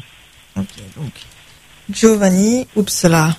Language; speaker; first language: French; native; French